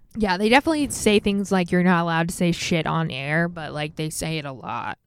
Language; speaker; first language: English; native; English